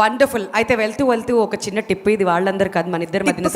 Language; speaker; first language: Telugu; native; Telugu